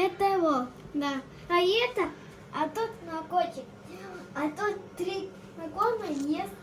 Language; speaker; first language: Russian; early bilingual, other home language; Tajik